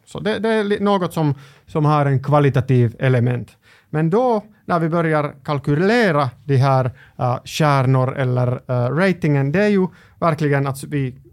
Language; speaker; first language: Swedish; non-native, local second language; Finnish